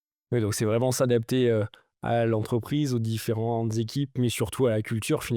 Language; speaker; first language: French; native; French